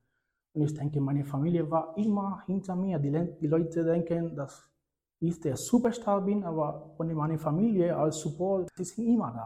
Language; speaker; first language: German; non-native, fluent; Spanish